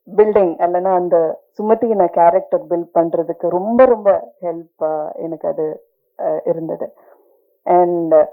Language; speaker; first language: Tamil; non-native, learner; Malayalam